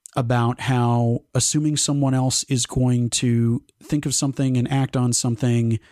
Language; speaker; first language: English; native; English